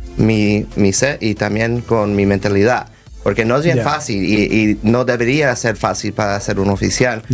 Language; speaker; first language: Spanish; early bilingual, heritage; Spanish